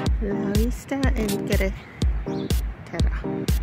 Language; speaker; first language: Spanish; non-native, learner; English